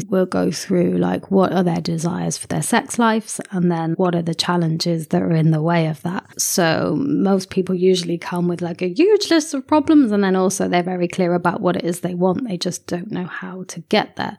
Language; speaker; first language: English; native; English